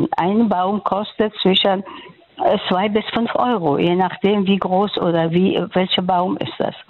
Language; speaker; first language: German; non-native, learner; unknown